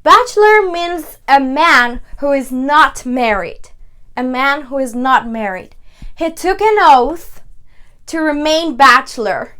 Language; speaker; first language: English; non-native, fluent; Persian